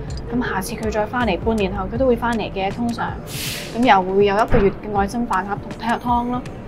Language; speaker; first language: Cantonese; early bilingual, heritage; Cantonese